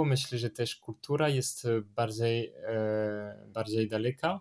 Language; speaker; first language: Polish; non-native, learner; French